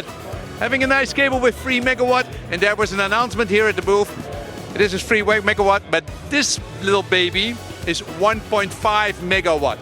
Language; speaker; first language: English; non-native, fluent; Dutch